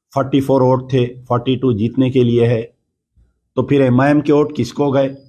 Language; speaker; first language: Hindi; non-native, local second language; Urdu